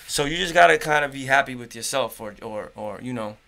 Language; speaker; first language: English; native; English